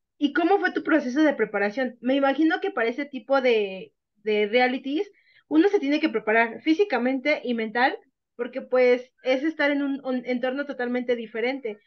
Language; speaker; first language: Spanish; native; Spanish